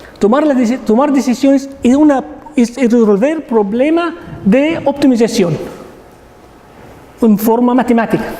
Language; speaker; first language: Spanish; non-native, learner; Arabic